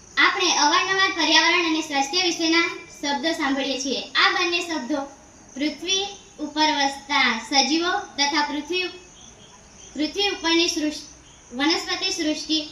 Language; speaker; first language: Gujarati; non-native, local second language; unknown